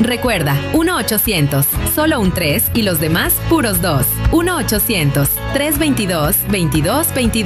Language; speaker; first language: Spanish; native; Spanish